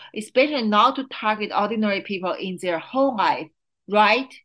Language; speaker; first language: English; non-native, fluent; Chinese